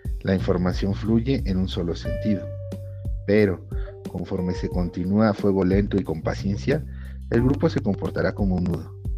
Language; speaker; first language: Spanish; native; Spanish